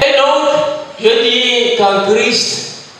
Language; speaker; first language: French; non-native, local second language; Ewe